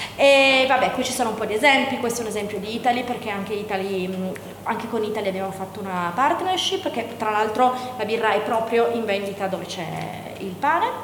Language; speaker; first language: Italian; native; Italian